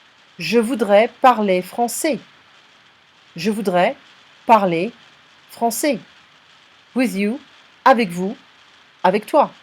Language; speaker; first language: French; non-native, fluent; English